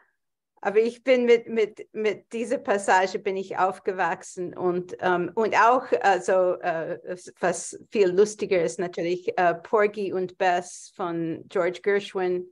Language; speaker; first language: German; non-native, fluent; English